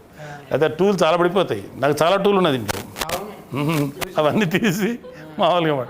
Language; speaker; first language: Telugu; native; Telugu